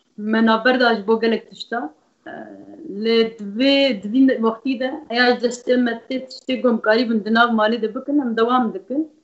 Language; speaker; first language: Kurdish; native; Kurdish